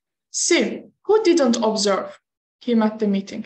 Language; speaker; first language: English; non-native, fluent; Azerbaijani